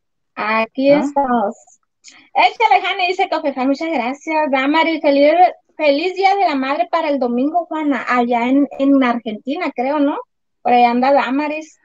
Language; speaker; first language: Spanish; native; Spanish